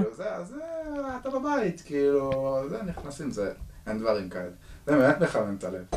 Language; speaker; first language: Hebrew; non-native, fluent; English